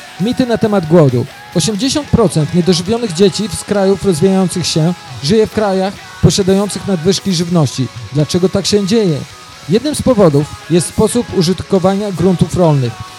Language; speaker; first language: Polish; native; Polish